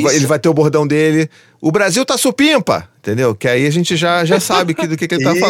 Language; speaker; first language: Portuguese; native; Portuguese